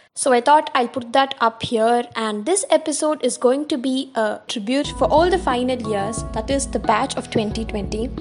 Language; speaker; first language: English; non-native, local second language; Tamil